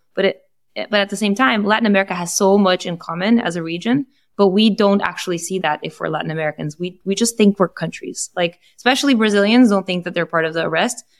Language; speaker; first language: English; non-native, fluent; Portuguese